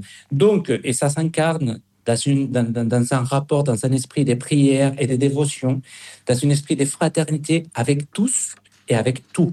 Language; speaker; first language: French; non-native, fluent; Spanish